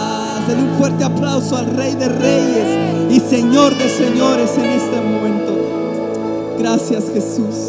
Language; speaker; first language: Spanish; native; Spanish